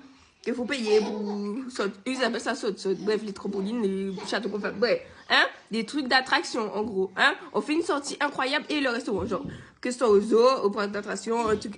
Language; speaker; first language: French; native; French